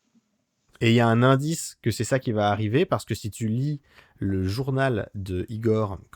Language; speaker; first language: French; native; French